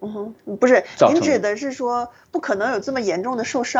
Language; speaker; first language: Chinese; native; Chinese